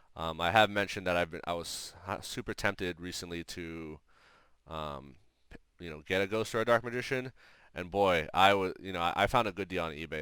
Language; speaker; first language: English; native; English